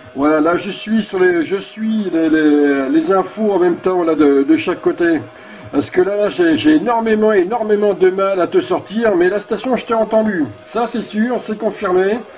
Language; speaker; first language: French; native; French